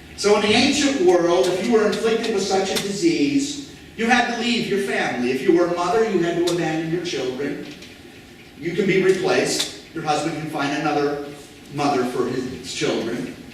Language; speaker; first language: English; native; English